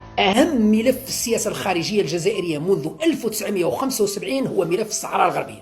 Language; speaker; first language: Arabic; native; Arabic